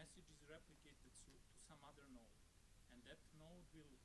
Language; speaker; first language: English; non-native, fluent; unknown